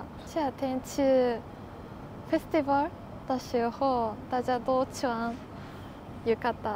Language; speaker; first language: Chinese; non-native, learner; Japanese